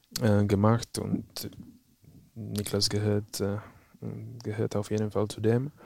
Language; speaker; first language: German; non-native, fluent; Czech